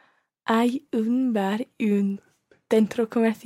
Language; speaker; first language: Spanish; non-native, learner; English